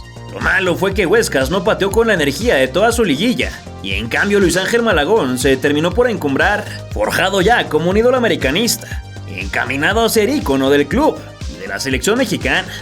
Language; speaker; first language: Spanish; native; Spanish